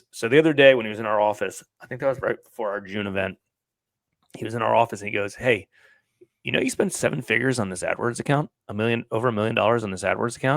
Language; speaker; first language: English; native; English